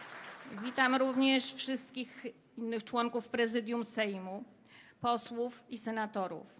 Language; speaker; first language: Polish; native; Polish